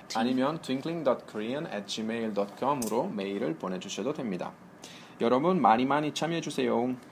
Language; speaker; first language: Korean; non-native, fluent; Italian